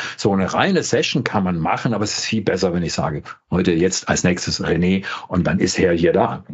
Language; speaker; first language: German; native; German